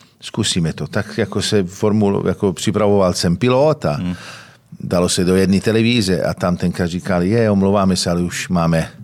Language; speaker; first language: Czech; non-native, fluent; Italian